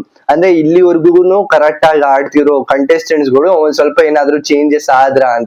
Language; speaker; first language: Kannada; native; Kannada